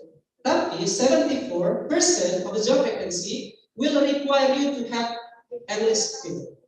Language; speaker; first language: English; non-native, fluent; Indonesian